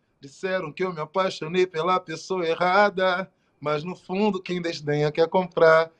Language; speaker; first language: Portuguese; native; Portuguese